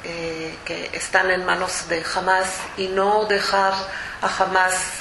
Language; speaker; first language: Spanish; non-native, fluent; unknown